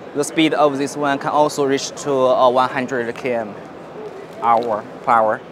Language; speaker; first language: English; non-native, learner; Chinese